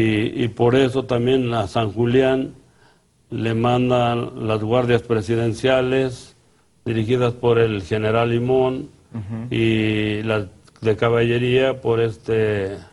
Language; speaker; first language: Spanish; native; Spanish